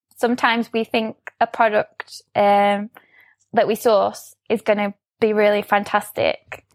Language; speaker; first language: English; native; English